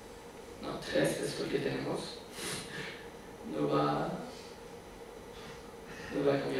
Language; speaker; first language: Spanish; non-native, fluent; French